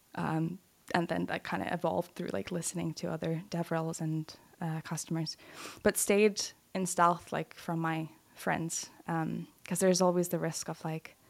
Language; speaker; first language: English; non-native, fluent; Lithuanian